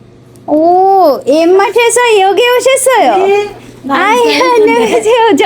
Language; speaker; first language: Korean; non-native, fluent; Bangla